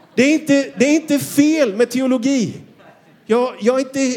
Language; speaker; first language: Swedish; native; Swedish